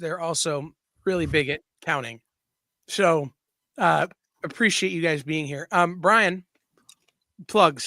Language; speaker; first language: English; native; English